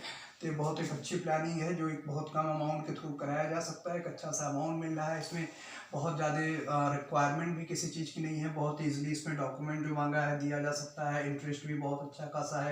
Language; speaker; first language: Hindi; native; Hindi